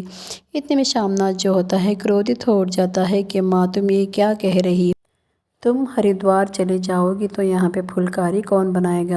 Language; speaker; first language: Hindi; non-native, local second language; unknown